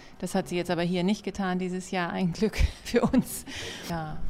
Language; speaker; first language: German; native; German